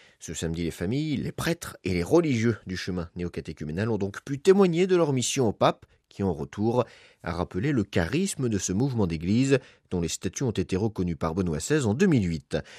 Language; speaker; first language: French; native; French